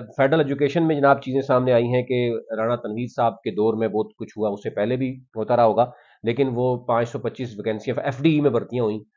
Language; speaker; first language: Urdu; non-native, local second language; Punjabi